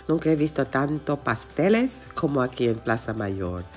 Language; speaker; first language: Spanish; non-native, learner; English